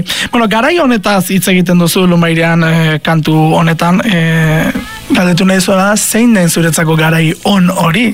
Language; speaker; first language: Basque; native; Basque